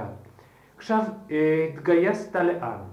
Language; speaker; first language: Hebrew; non-native, fluent; Slovak